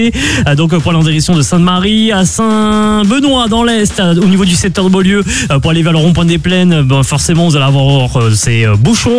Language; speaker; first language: French; native; French